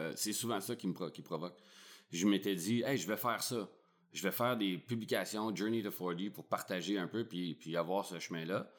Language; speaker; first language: French; native; French